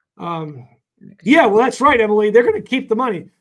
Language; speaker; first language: English; native; English